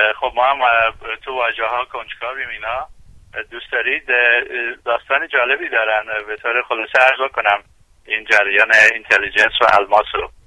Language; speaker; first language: Persian; non-native, local second language; Azerbaijani